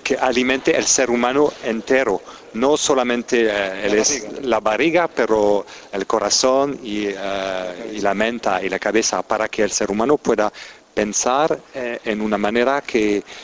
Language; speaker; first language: Spanish; non-native, fluent; French